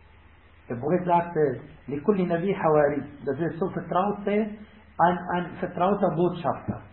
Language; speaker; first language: German; non-native, fluent; Arabic